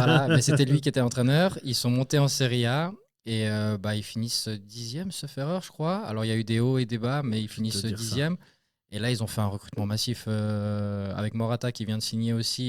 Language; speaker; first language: French; native; French